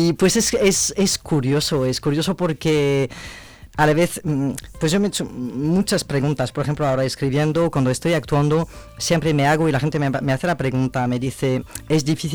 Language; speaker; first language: Spanish; non-native, fluent; French